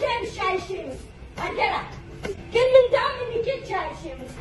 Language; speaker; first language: Kazakh; non-native, learner; Russian